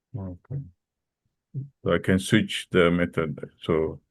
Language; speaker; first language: English; non-native, fluent; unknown